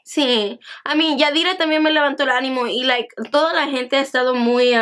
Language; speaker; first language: Spanish; early bilingual, heritage; Spanish